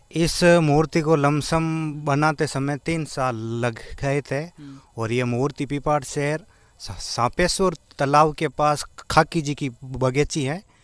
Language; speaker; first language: Hindi; native; Hindi